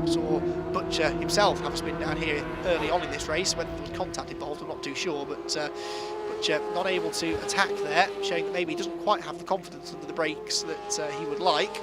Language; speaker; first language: English; native; English